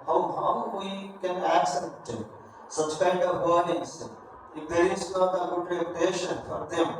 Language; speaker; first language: English; non-native, local second language; Telugu